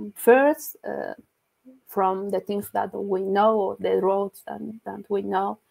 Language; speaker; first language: English; non-native, learner; Spanish